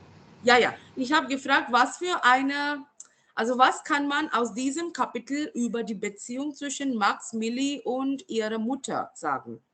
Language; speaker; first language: German; non-native, fluent; Marathi